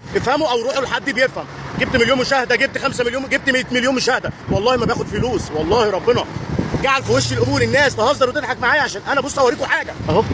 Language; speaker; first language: Arabic; native; Arabic